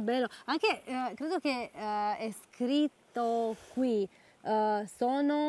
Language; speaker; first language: Italian; non-native, learner; Romanian